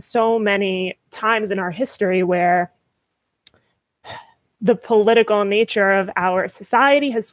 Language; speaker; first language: English; native; English